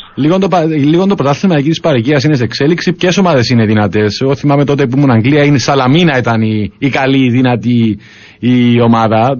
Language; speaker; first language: Greek; native; Greek